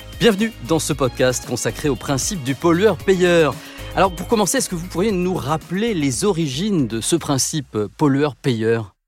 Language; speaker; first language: French; native; French